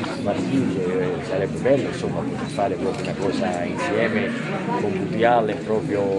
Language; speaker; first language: Italian; native; Italian